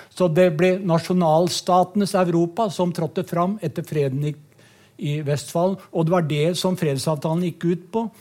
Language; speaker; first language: Norwegian; native; Norwegian